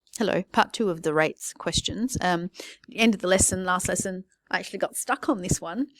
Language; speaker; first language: English; native; English